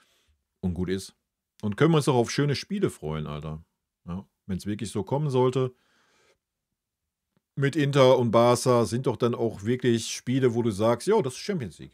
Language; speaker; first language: German; native; German